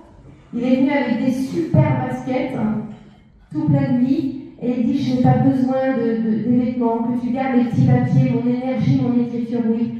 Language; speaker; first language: French; native; French